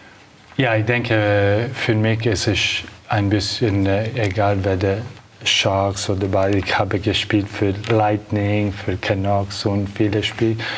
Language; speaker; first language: German; non-native, learner; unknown